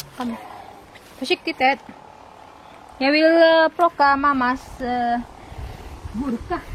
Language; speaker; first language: Swedish; non-native, fluent; Indonesian